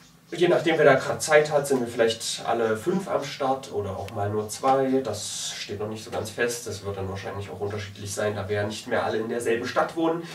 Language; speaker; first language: German; native; German